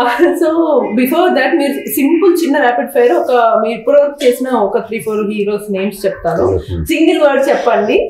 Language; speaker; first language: Telugu; native; Telugu